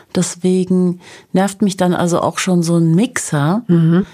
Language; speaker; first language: German; native; German